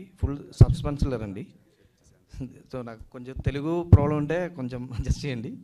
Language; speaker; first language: Telugu; non-native, learner; Malayalam